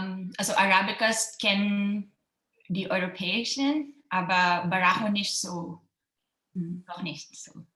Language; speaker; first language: German; non-native, learner; Filipino